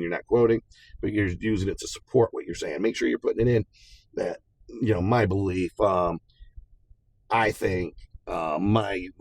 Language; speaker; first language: English; native; English